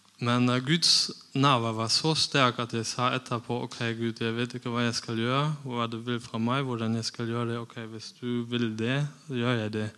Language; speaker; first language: Norwegian; non-native, fluent; German